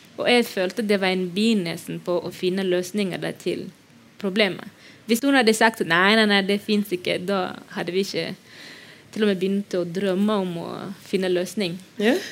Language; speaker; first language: Norwegian; non-native, fluent; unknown